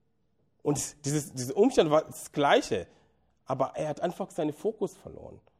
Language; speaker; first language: German; non-native, fluent; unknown